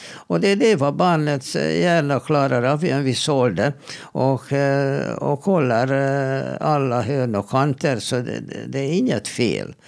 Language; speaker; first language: Swedish; non-native, fluent; Hungarian